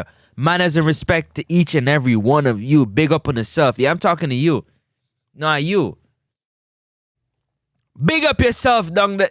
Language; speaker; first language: English; native; English